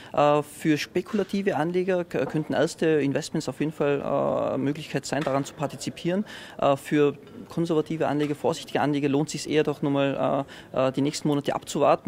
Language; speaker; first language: German; native; German